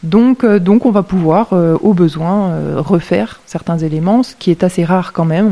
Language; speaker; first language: French; native; French